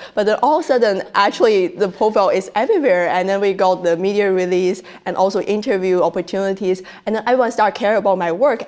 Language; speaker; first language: English; non-native, fluent; Chinese